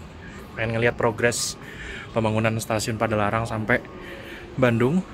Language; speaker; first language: Indonesian; native; Indonesian